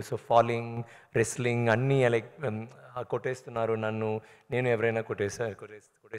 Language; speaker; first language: Telugu; non-native, learner; Tamil